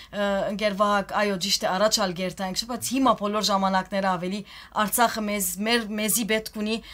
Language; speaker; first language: Armenian; early bilingual, heritage; Armenian